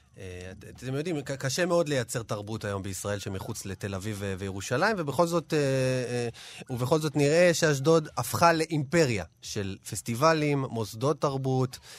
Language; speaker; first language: Hebrew; native; Hebrew